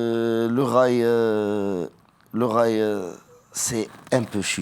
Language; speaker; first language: French; non-native, learner; Arabic